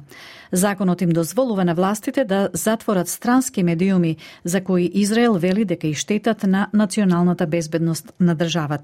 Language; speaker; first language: Macedonian; native; Macedonian